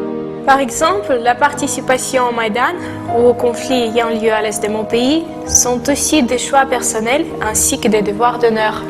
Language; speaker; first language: French; non-native, fluent; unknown